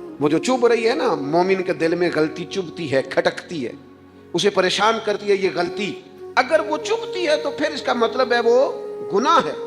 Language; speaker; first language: Urdu; non-native, local second language; Punjabi